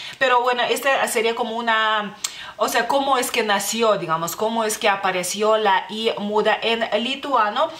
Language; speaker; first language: Spanish; non-native, fluent; Lithuanian